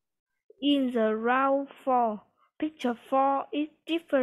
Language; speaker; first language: English; non-native, learner; Vietnamese